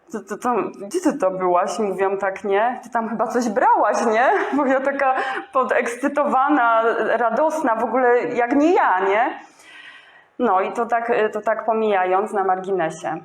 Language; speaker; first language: Polish; native; Polish